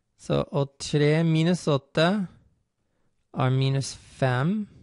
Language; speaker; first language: Norwegian; non-native, fluent; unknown